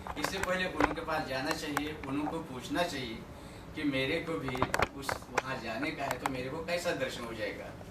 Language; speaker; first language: Hindi; non-native, local second language; Marathi